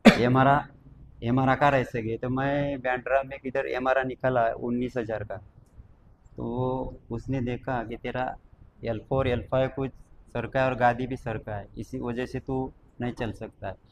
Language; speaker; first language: Hindi; non-native, local second language; Marathi